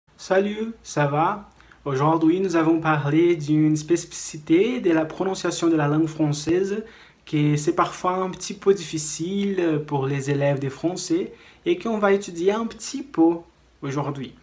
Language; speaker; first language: French; non-native, fluent; Portuguese